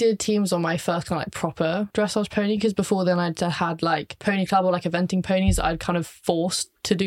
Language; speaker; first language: English; native; English